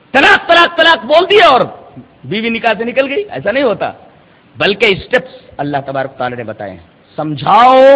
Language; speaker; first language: Urdu; native; Urdu